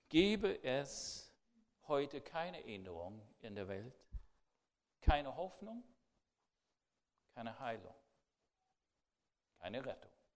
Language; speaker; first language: German; non-native, fluent; English